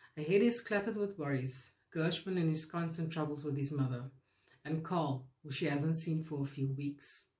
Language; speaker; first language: English; non-native, local second language; Afrikaans